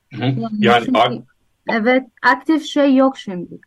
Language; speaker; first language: Turkish; non-native, learner; Arabic